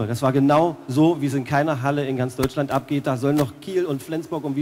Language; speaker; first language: German; native; German